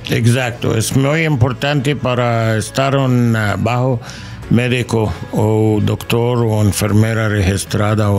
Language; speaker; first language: Spanish; non-native, learner; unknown